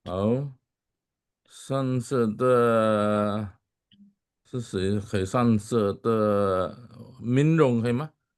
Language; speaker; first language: Chinese; early bilingual, heritage; Chinese